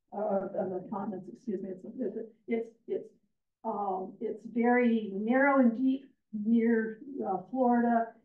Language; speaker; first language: English; native; English